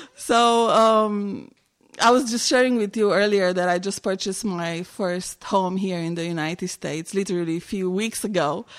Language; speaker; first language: English; non-native, fluent; Romanian